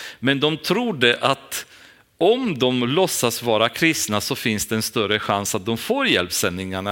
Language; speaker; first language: Swedish; non-native, fluent; Romanian